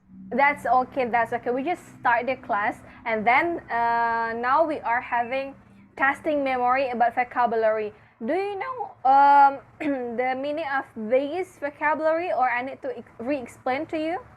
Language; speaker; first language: English; non-native, fluent; Indonesian